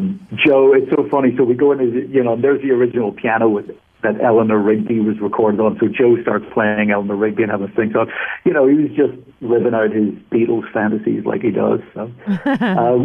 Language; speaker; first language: English; native; English